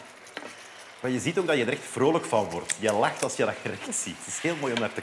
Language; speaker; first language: Dutch; native; Dutch